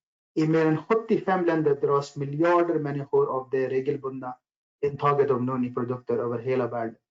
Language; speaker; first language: Swedish; non-native, fluent; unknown